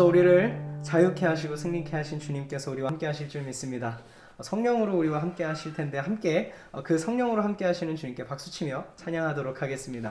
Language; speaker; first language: Korean; native; Korean